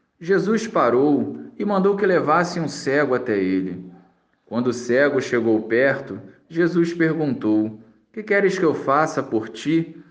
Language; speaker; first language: Portuguese; native; Portuguese